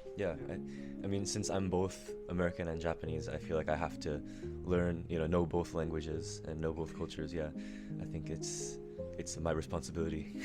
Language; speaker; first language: English; early bilingual, other home language; Japanese